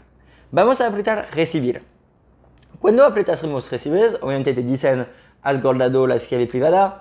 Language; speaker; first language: Spanish; non-native, fluent; French